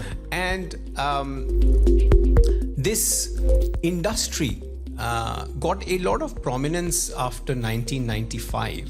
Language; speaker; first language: English; non-native, local second language; Punjabi